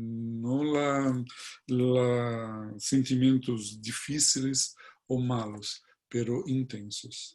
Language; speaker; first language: Spanish; non-native, fluent; Portuguese